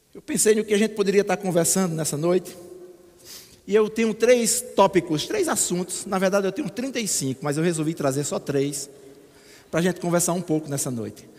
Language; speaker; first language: Portuguese; native; Portuguese